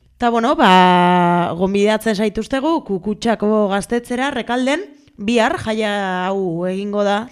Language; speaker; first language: Basque; non-native, local second language; Spanish